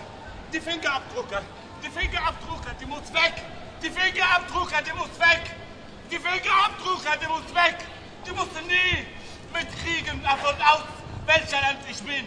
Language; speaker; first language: German; non-native, learner; Arabic